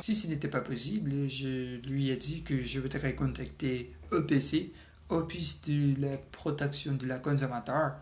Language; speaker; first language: French; non-native, learner; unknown